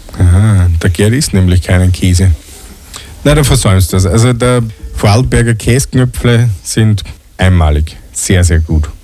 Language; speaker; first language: German; native; German